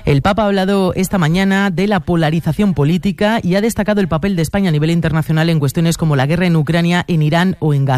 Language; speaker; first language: Spanish; native; Spanish